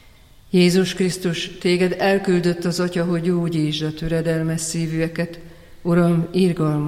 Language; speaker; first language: Hungarian; native; Hungarian